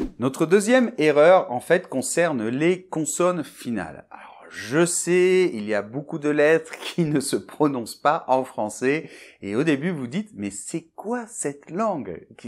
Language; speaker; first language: French; native; French